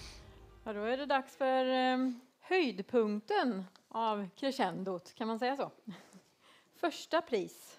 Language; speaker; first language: Swedish; native; Swedish